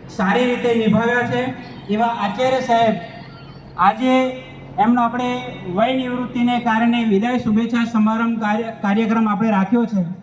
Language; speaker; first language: Gujarati; native; Gujarati